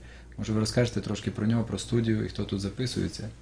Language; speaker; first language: Ukrainian; native; Ukrainian